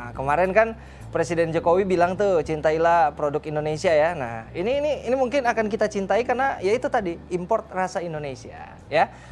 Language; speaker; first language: Indonesian; native; Indonesian